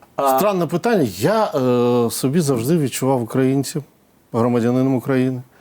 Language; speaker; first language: Ukrainian; non-native, local second language; Russian